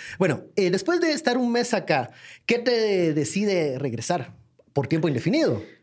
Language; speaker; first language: Spanish; native; Spanish